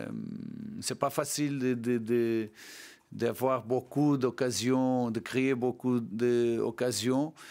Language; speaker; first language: French; non-native, learner; Portuguese